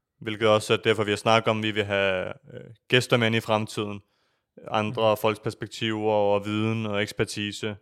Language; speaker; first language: Danish; early bilingual, other home language; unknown